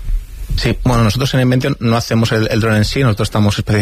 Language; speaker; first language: Spanish; native; Spanish